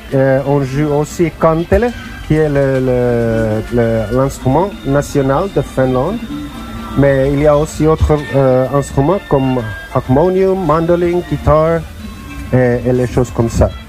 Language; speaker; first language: French; non-native, learner; Finnish